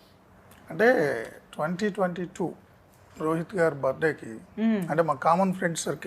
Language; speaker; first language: Telugu; native; Telugu